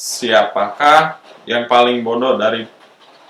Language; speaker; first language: Indonesian; non-native, local second language; English